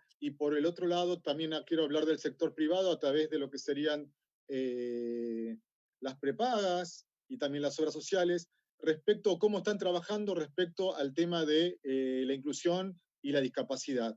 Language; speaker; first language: Spanish; native; Spanish